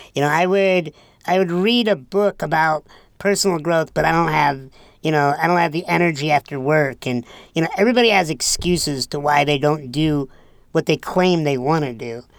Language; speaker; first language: English; native; English